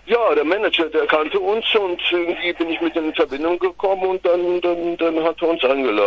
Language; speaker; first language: German; native; German